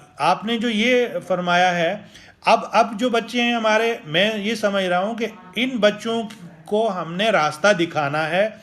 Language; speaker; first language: Urdu; non-native, local second language; Gujari